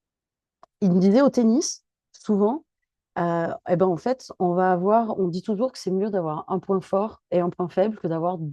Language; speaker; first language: French; native; French